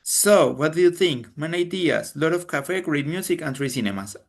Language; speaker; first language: English; non-native, fluent; Spanish